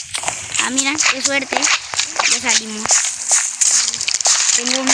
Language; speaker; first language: Spanish; native; Spanish